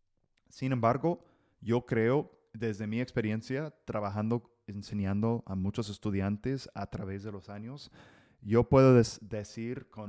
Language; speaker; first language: Spanish; non-native, fluent; English